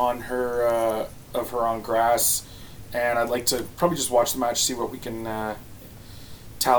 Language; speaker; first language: English; native; English